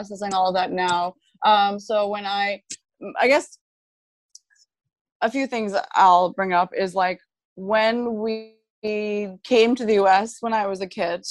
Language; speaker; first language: English; non-native, fluent; Japanese